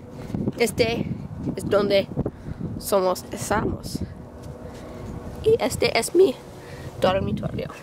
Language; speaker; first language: Spanish; non-native, learner; English